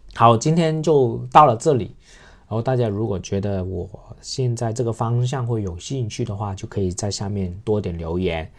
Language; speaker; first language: Chinese; non-native, local second language; Cantonese